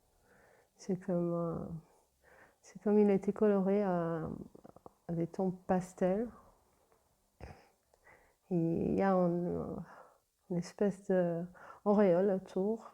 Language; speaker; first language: French; non-native, fluent; Portuguese